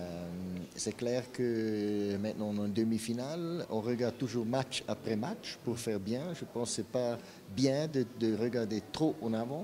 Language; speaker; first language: French; non-native, fluent; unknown